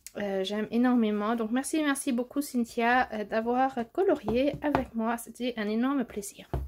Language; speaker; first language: French; native; French